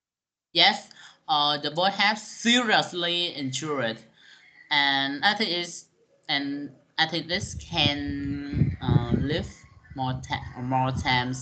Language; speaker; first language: English; non-native, learner; Vietnamese